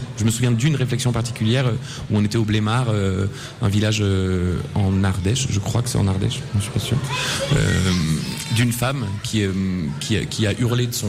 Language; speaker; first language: French; native; French